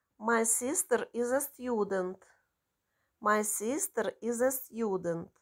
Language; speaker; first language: English; non-native, fluent; Russian